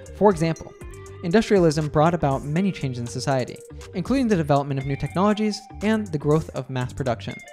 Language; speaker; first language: English; native; English